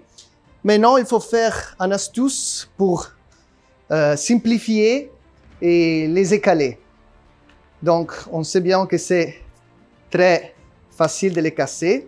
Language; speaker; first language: French; non-native, learner; Italian